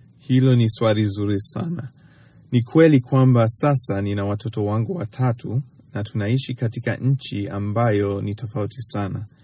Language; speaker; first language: Swahili; early bilingual, other home language; English